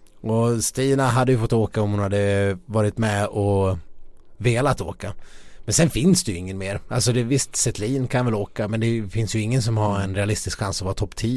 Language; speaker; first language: Swedish; native; Swedish